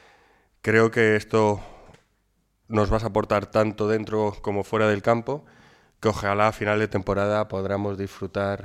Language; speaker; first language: Spanish; native; Spanish